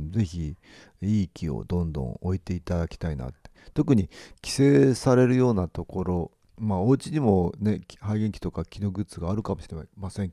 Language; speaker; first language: Japanese; native; Japanese